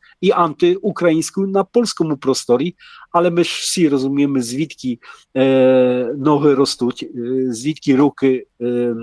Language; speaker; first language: Polish; non-native, learner; Ukrainian